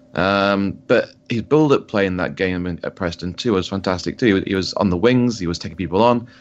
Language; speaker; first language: English; native; English